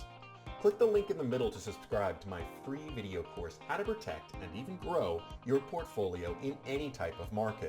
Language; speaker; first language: English; native; English